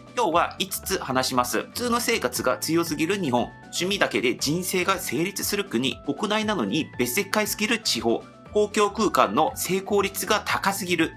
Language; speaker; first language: Japanese; non-native, fluent; Korean